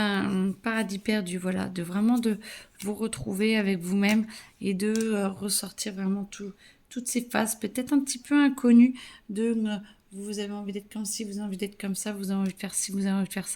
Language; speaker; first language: French; native; French